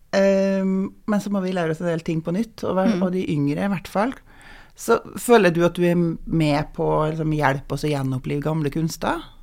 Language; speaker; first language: Norwegian; native; Norwegian